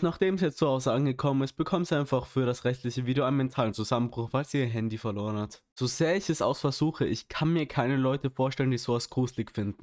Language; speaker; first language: German; native; German